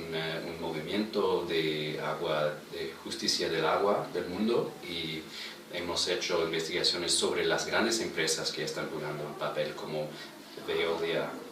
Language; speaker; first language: Spanish; non-native, fluent; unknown